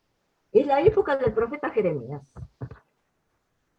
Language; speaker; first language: Spanish; native; Spanish